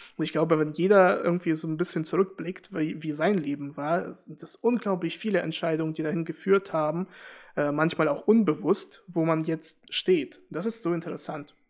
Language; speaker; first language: German; early bilingual, other home language; Russian